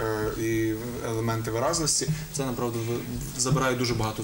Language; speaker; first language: Ukrainian; native; Ukrainian